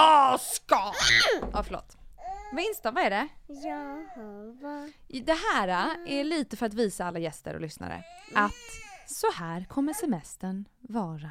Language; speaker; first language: Swedish; native; Swedish